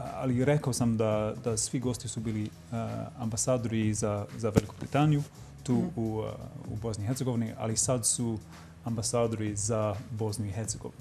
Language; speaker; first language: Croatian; non-native, fluent; English